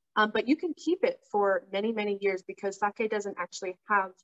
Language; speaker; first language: English; native; English